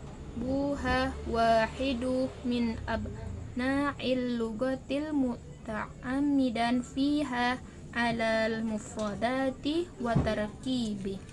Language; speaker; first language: Arabic; non-native, learner; Indonesian